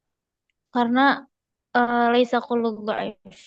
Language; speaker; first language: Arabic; non-native, learner; Indonesian